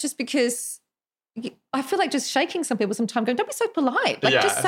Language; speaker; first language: English; native; English